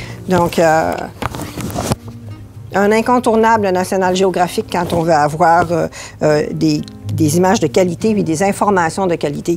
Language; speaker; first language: French; native; French